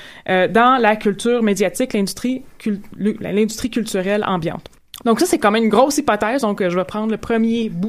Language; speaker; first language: French; native; French